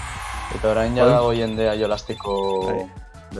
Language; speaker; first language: Basque; non-native, local second language; Spanish